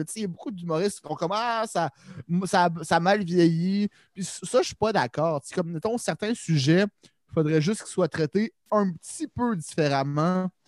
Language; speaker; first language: French; native; French